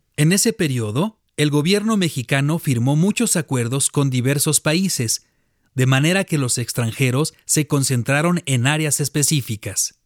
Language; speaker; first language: Spanish; native; Spanish